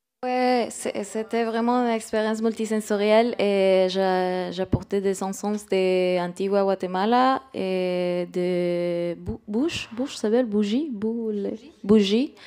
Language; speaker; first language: French; non-native, fluent; Spanish